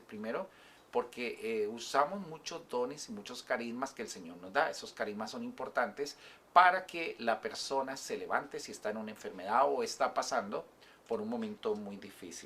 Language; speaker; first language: Spanish; native; Spanish